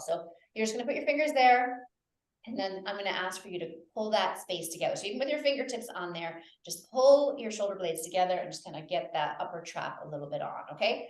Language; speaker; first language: English; native; English